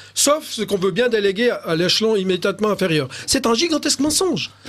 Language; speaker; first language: French; native; French